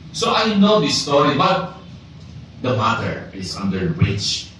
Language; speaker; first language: English; non-native, local second language; Filipino